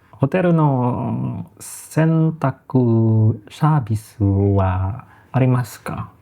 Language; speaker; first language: Japanese; non-native, learner; Indonesian